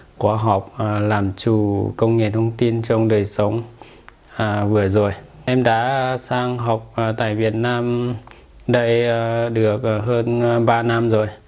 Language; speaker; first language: Vietnamese; non-native, fluent; Lao